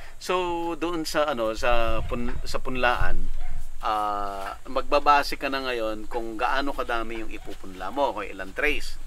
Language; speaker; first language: Filipino; native; Filipino